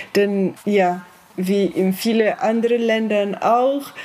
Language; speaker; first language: German; non-native, fluent; Slovenian